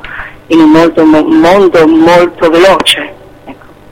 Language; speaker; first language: Italian; non-native, fluent; Slovenian